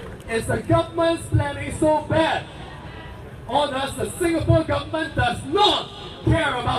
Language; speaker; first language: English; native; English